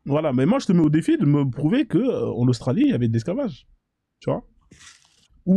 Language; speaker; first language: French; native; French